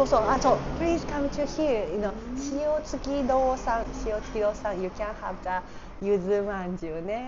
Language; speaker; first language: Japanese; native; Japanese